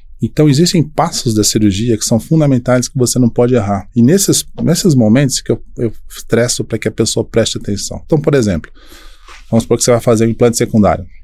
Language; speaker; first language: Portuguese; native; Portuguese